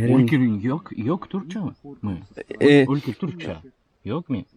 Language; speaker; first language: Turkish; non-native, learner; Russian